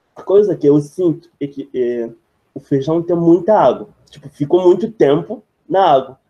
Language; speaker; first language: Portuguese; non-native, fluent; French